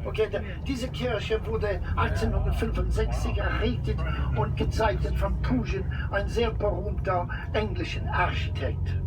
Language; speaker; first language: German; non-native, fluent; English